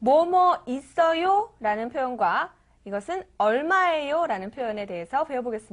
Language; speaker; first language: Korean; native; Korean